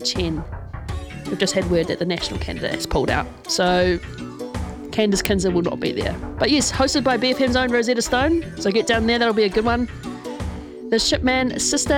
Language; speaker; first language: English; native; English